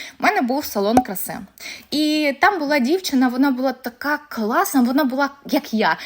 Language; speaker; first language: Ukrainian; non-native, local second language; Russian